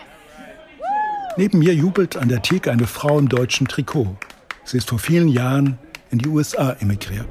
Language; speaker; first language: German; native; German